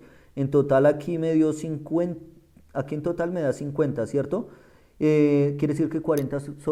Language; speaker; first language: Spanish; native; Spanish